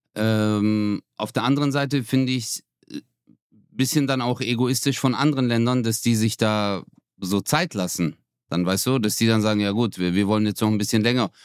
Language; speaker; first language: German; early bilingual, other home language; Turkish